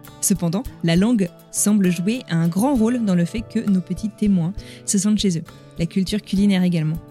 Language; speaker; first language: French; native; French